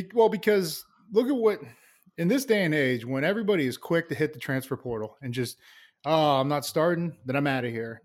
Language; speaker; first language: English; native; English